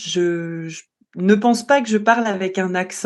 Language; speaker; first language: French; native; French